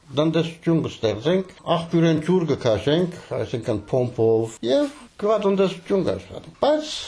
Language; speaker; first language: Armenian; early bilingual, heritage; Armenian